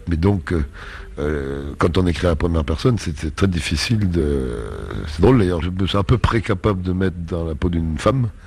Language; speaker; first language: French; native; French